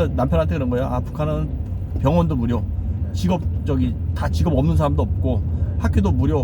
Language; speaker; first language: Korean; native; Korean